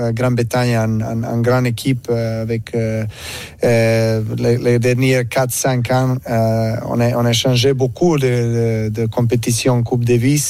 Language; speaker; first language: French; non-native, learner; Serbian